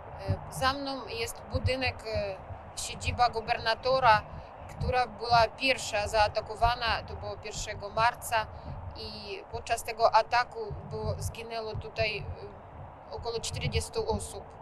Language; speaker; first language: Polish; non-native, fluent; Russian